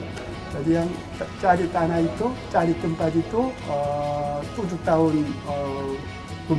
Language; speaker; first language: Indonesian; non-native, learner; Korean